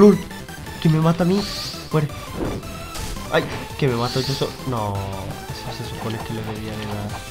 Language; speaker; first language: Spanish; native; Spanish